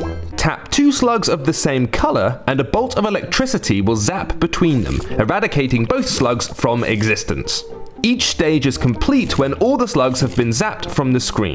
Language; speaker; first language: English; native; English